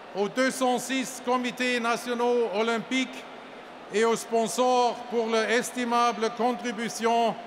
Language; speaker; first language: French; non-native, fluent; German